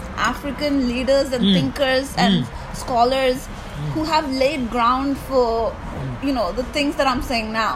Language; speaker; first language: English; non-native, local second language; Malayalam